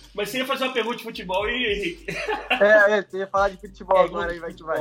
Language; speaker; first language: Portuguese; early bilingual, heritage; English